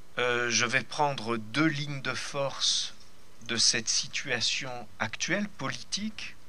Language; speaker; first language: French; native; French